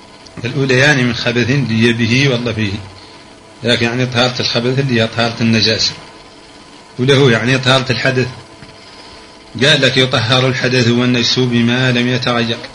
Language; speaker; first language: Arabic; native; Arabic